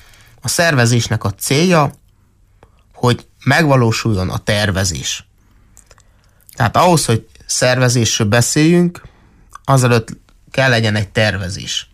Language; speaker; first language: Hungarian; native; Hungarian